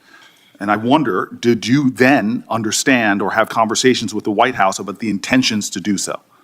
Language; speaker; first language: English; native; English